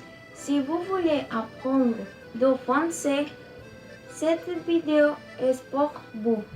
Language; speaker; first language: French; non-native, learner; Spanish